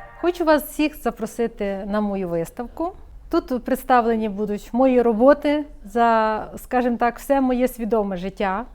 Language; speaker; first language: Ukrainian; native; Ukrainian